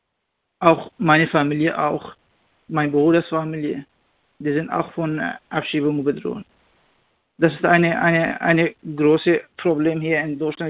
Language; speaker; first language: German; non-native, learner; Kurdish